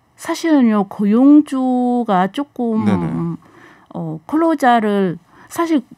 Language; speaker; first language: Korean; non-native, learner; Khmer